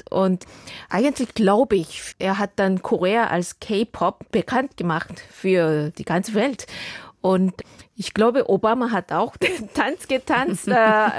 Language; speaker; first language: German; non-native, fluent; Korean